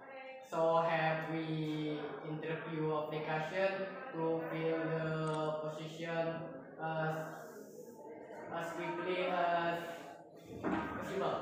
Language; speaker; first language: English; non-native, learner; Indonesian